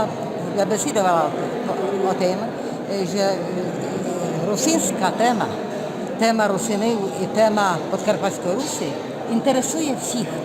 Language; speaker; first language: Czech; non-native, learner; Rusyn